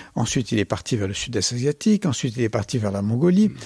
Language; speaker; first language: French; native; French